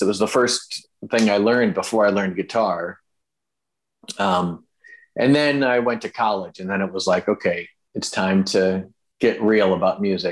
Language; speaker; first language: English; native; English